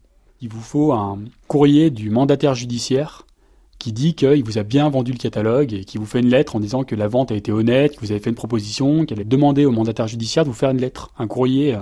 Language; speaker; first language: French; native; French